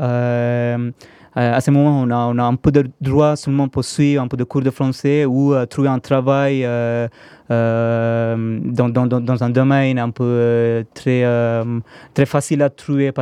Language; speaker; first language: French; non-native, fluent; Tamil